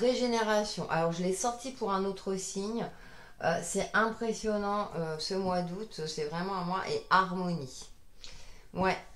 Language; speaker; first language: French; native; French